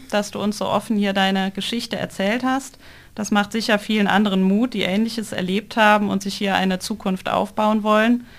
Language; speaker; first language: German; native; German